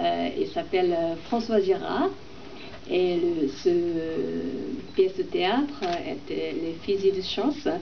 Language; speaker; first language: French; non-native, learner; Japanese